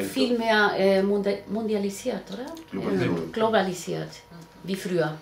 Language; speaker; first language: German; non-native, learner; Spanish